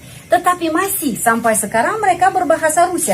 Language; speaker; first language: Indonesian; non-native, fluent; Russian